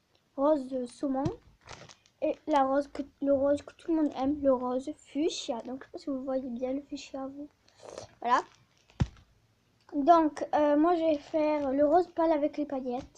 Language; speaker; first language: French; native; French